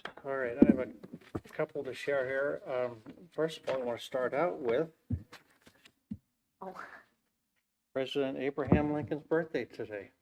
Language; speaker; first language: English; native; English